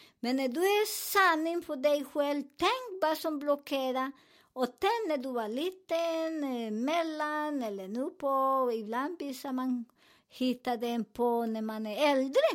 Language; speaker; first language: Swedish; non-native, fluent; Spanish